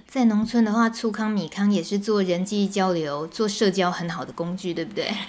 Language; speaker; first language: Chinese; native; Chinese